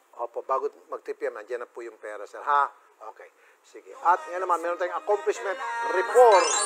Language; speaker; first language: Filipino; native; Filipino